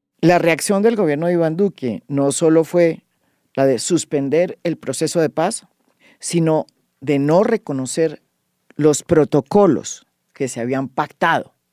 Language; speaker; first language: Spanish; native; Spanish